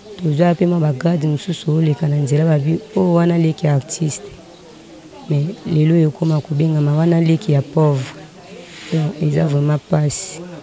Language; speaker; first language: Lingala; native; Lingala